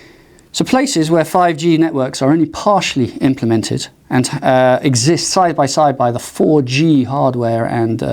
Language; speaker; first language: English; native; English